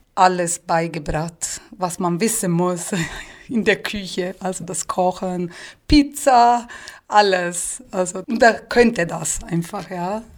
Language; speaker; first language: German; non-native, fluent; Italian